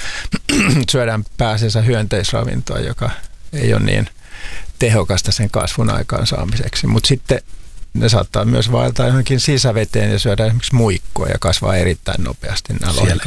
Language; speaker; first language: Finnish; native; Finnish